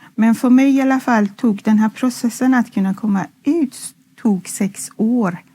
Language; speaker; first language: Swedish; non-native, fluent; Persian